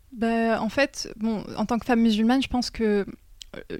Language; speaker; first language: French; native; French